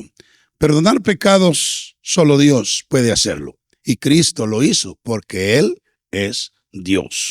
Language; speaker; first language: Spanish; native; Spanish